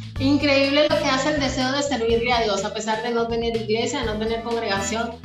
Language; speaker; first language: Spanish; native; Spanish